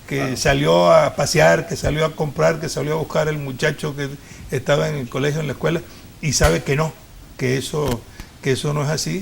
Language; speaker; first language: Spanish; native; Spanish